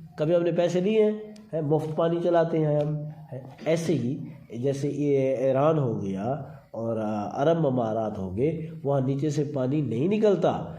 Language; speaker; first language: Urdu; non-native, local second language; Saraiki